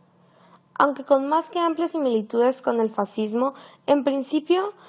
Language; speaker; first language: Spanish; native; Spanish